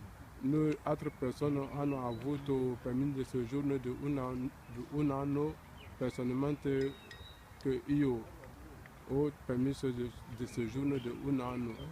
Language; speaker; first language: Italian; non-native, learner; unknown